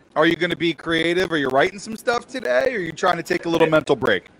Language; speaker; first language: English; native; English